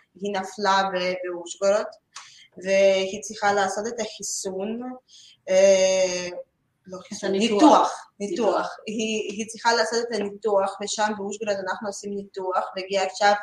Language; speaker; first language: Hebrew; non-native, learner; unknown